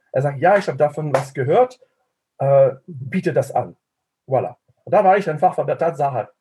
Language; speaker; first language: German; non-native, fluent; French